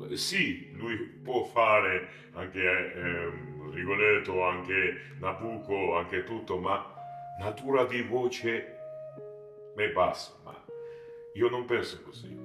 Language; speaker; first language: Italian; non-native, learner; Georgian